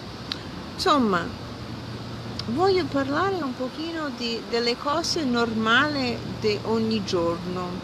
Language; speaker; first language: Italian; early bilingual, heritage; English